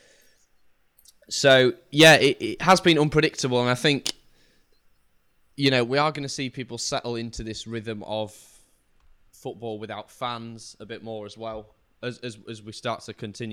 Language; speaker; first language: English; native; English